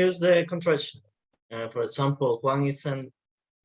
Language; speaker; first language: English; non-native, learner; Spanish